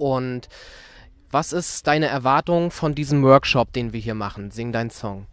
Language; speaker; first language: German; native; German